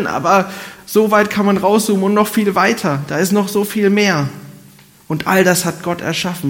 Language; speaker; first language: German; native; German